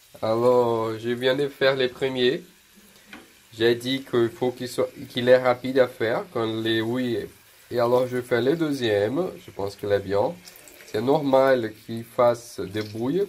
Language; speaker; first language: French; non-native, fluent; Portuguese